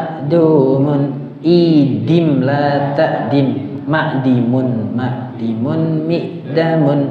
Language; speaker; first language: Arabic; non-native, fluent; Indonesian